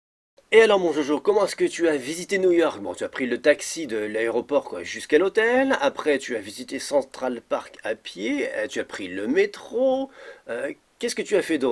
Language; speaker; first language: French; native; French